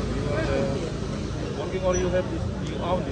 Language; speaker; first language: English; non-native, learner; Indonesian